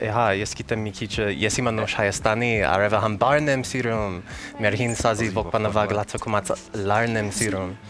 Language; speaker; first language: Armenian; non-native, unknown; English